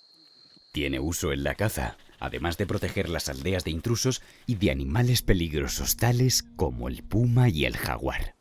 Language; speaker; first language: Spanish; native; Spanish